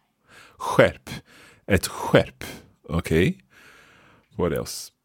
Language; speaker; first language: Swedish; non-native, learner; English